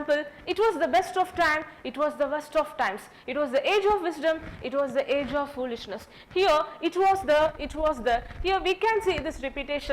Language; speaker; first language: English; non-native, local second language; Tamil